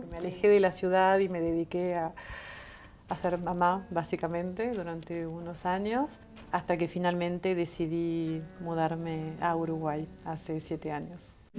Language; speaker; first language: Spanish; non-native, fluent; French